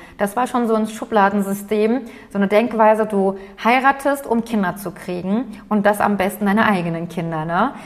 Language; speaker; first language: German; early bilingual, other home language; Turkish